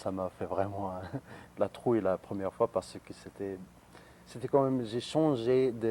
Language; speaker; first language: French; non-native, local second language; Arabic